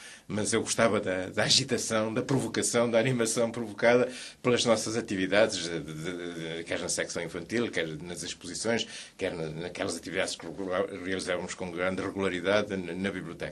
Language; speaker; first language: Portuguese; native; Portuguese